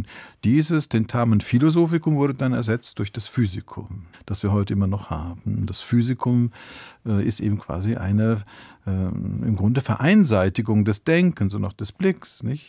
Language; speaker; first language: German; early bilingual, other home language; Italian